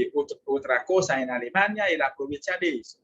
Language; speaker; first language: Spanish; non-native, fluent; French